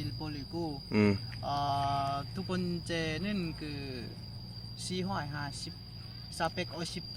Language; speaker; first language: Korean; non-native, learner; Lao